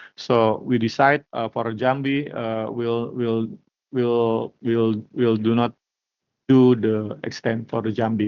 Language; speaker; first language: English; non-native, learner; Indonesian